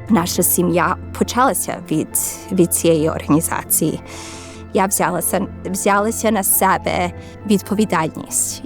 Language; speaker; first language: Ukrainian; early bilingual, heritage; Ukrainian